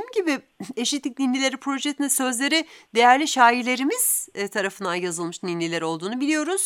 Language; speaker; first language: Turkish; native; Turkish